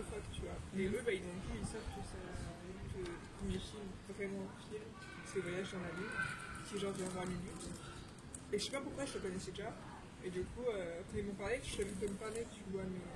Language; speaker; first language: French; native; French